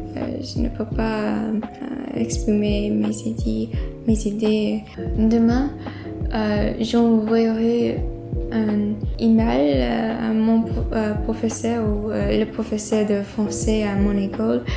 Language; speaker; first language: French; non-native, learner; English